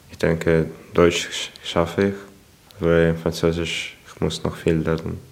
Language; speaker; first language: German; non-native, learner; Ukrainian